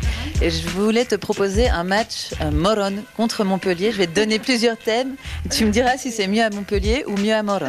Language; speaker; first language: French; native; French